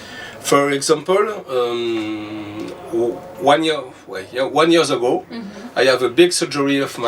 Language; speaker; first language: English; non-native, learner; French